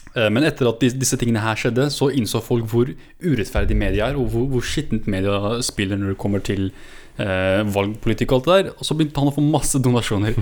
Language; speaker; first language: Norwegian; native; Norwegian